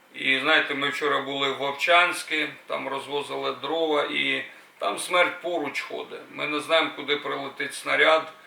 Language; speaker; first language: Ukrainian; native; Ukrainian